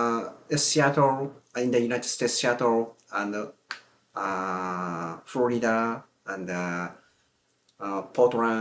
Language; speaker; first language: English; non-native, learner; Japanese